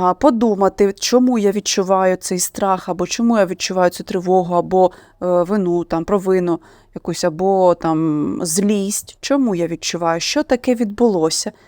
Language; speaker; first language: Ukrainian; non-native, local second language; Russian